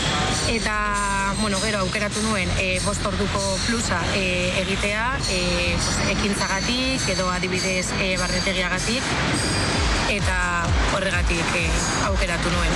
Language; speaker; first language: Basque; non-native, local second language; Spanish